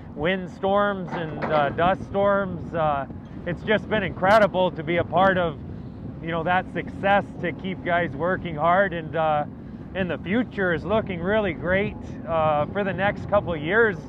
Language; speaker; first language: English; native; English